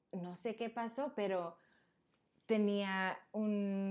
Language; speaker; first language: Spanish; early bilingual, heritage; Spanish